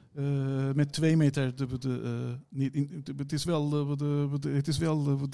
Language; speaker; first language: Dutch; non-native, fluent; Turkish